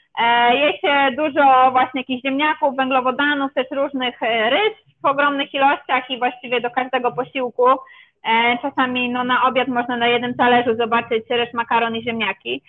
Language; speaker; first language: Polish; native; Polish